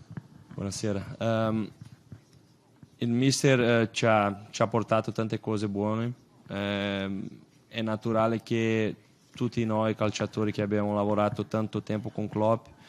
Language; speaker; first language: Italian; non-native, fluent; Portuguese